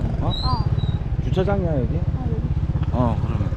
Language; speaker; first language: Korean; native; Korean